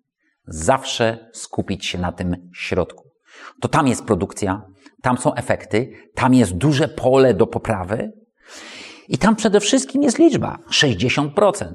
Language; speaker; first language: Polish; native; Polish